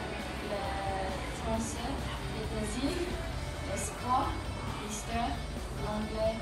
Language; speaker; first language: French; non-native, learner; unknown